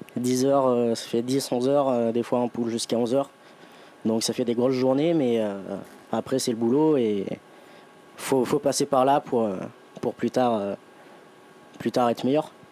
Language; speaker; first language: French; native; French